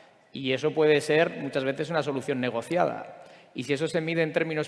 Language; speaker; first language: Spanish; native; Spanish